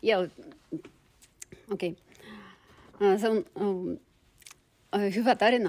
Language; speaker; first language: Finnish; non-native, learner; Turkish